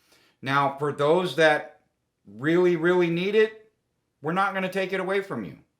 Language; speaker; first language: English; native; English